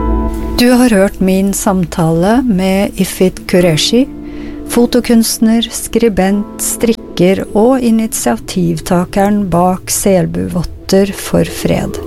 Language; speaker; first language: Norwegian; native; Norwegian